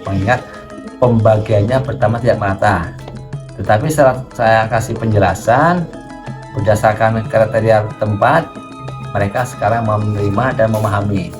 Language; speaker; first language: Indonesian; non-native, local second language; Javanese